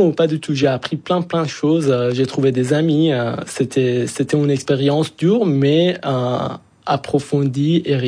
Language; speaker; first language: French; non-native, fluent; Persian